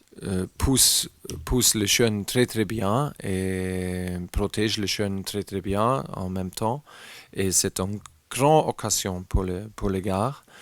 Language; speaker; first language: French; non-native, learner; German